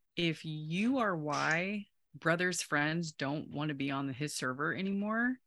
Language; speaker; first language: English; native; English